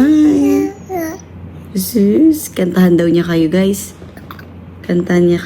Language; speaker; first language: Filipino; native; Filipino